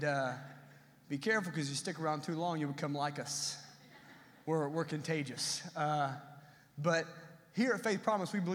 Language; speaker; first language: English; native; English